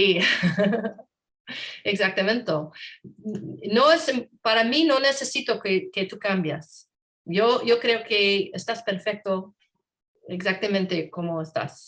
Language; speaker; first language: Spanish; non-native, learner; English